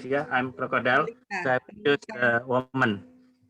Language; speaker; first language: English; non-native, learner; Indonesian